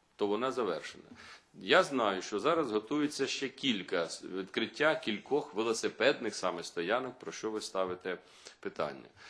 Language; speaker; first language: Ukrainian; native; Ukrainian